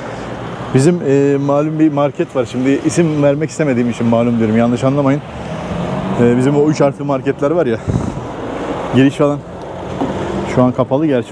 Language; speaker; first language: Turkish; native; Turkish